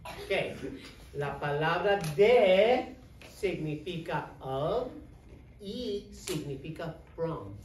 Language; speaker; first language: Spanish; non-native, fluent; English